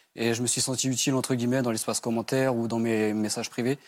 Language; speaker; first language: French; native; French